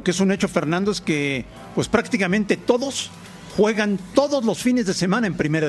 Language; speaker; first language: Spanish; native; Spanish